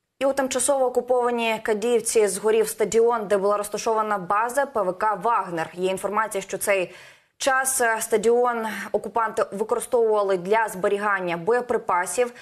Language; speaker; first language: Ukrainian; native; Ukrainian